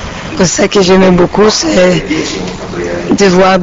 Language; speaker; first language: French; non-native, learner; Italian